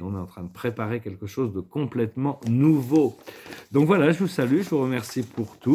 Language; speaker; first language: French; native; French